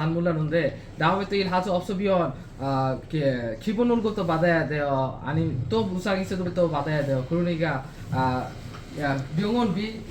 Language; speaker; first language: Korean; non-native, learner; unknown